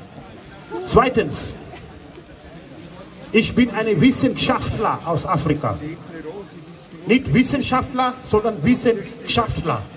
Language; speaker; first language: German; non-native, fluent; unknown